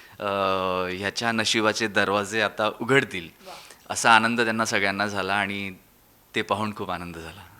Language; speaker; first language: Marathi; native; Marathi